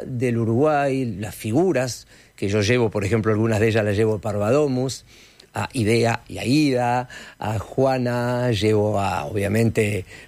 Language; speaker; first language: Spanish; native; Spanish